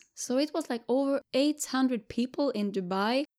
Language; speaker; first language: English; non-native, fluent; Swedish